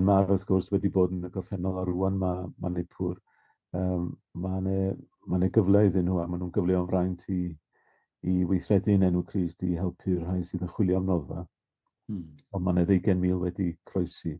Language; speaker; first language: Welsh; native; Welsh